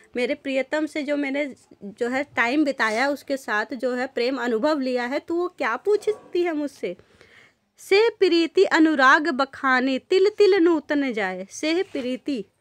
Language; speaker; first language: Hindi; native; Hindi